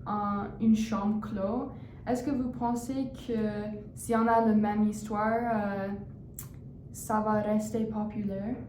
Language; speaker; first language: French; non-native, learner; English